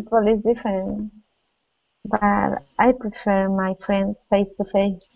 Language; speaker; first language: English; non-native, learner; Spanish